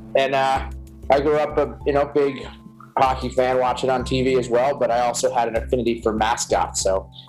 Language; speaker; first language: English; native; English